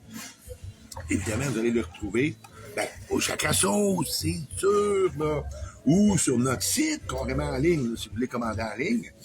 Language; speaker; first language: French; native; French